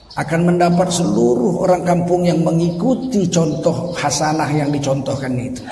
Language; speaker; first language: Indonesian; native; Indonesian